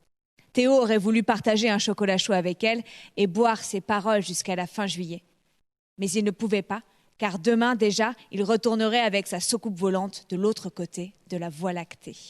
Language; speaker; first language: French; native; French